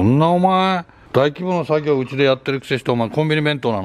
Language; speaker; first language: Japanese; native; Japanese